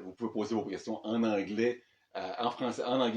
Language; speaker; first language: French; native; French